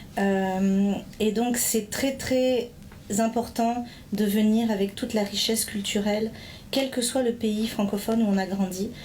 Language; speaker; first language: French; native; French